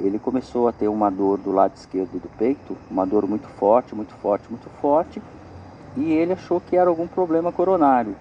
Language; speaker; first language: Portuguese; native; Portuguese